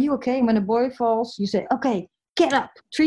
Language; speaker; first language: English; non-native, fluent; Dutch